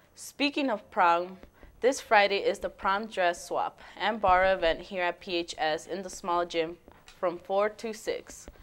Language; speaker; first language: English; early bilingual, other home language; Spanish